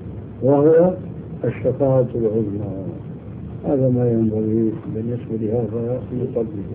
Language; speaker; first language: Arabic; early bilingual, other home language; Albanian